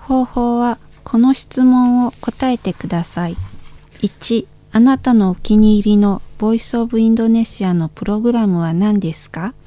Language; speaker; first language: Japanese; non-native, fluent; Indonesian